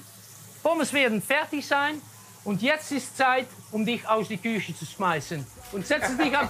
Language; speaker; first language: German; non-native, learner; Dutch